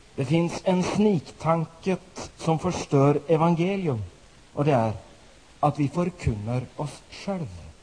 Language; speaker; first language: Swedish; non-native, fluent; Norwegian